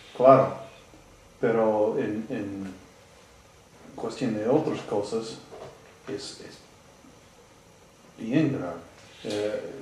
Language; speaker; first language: Spanish; non-native, learner; English